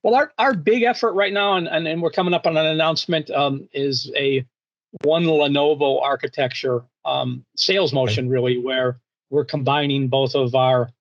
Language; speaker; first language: English; native; English